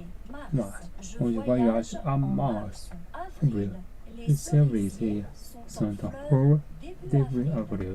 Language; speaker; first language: French; non-native, learner; Japanese